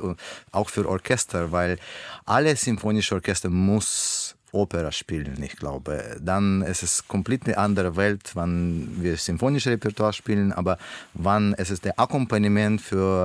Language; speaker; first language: German; non-native, learner; Russian